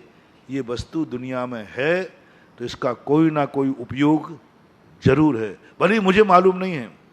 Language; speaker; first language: Hindi; native; Hindi